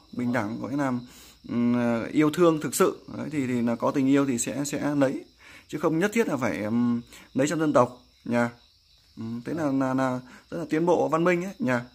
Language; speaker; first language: Vietnamese; native; Vietnamese